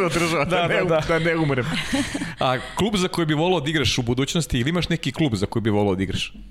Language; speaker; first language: Serbian; native; Serbian